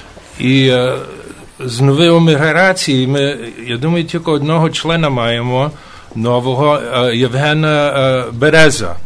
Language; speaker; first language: Ukrainian; early bilingual, heritage; Ukrainian